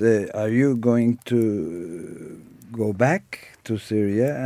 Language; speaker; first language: English; non-native, fluent; Turkish